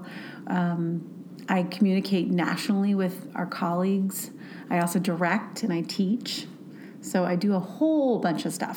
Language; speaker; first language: English; native; English